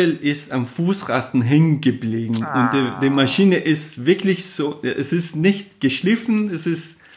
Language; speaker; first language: German; non-native, fluent; Persian